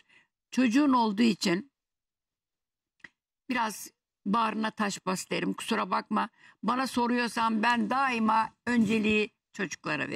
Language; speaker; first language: Turkish; native; Turkish